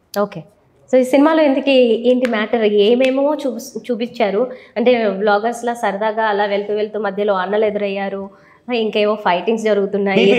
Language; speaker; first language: Telugu; native; Telugu